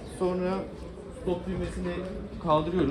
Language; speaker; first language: Turkish; native; Turkish